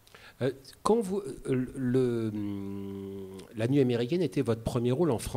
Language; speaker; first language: French; native; French